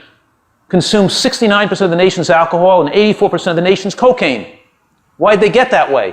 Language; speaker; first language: English; native; English